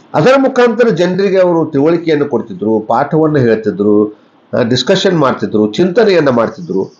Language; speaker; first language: Kannada; native; Kannada